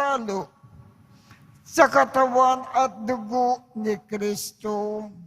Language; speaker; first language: Filipino; native; Filipino